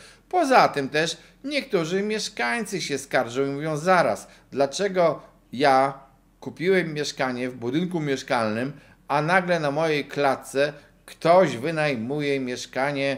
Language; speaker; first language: Polish; native; Polish